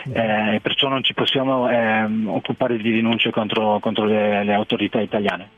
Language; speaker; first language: Italian; early bilingual, other home language; German